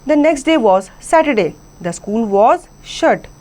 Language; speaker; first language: English; non-native, local second language; Hindi